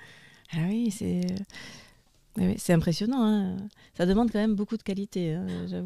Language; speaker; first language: French; native; French